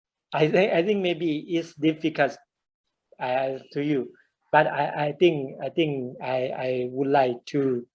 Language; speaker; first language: English; non-native, learner; Thai